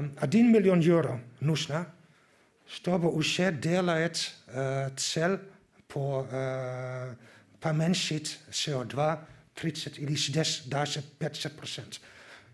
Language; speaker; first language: Russian; non-native, learner; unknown